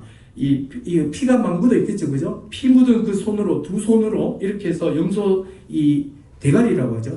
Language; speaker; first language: Korean; native; Korean